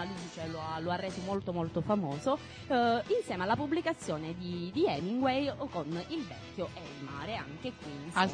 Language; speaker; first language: Italian; native; Italian